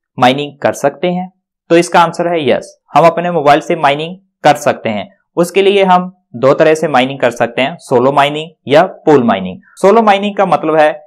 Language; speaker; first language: Hindi; non-native, local second language; Punjabi